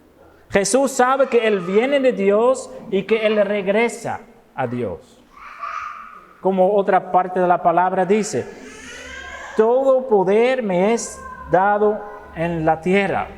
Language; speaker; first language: Spanish; non-native, fluent; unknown